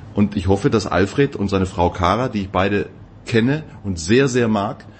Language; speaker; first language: German; native; German